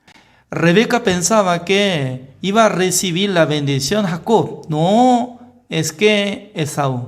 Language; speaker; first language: Spanish; non-native, learner; Korean